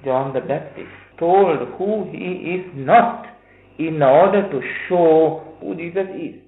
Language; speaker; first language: English; non-native, local second language; Sinhala